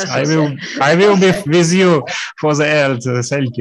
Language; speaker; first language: English; non-native, learner; Russian